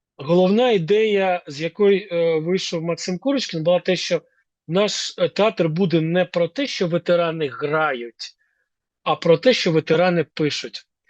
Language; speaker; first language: Ukrainian; native; Ukrainian